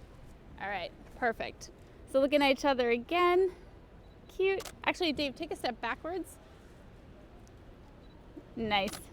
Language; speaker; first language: English; native; English